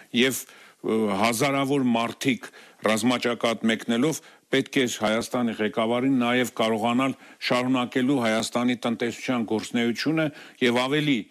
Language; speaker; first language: Armenian; native; Armenian